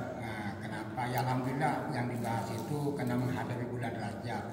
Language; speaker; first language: Indonesian; native; Indonesian